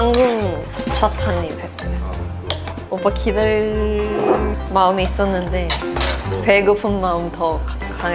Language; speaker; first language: Korean; non-native, fluent; Swedish